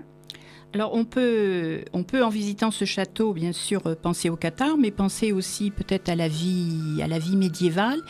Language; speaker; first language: French; native; French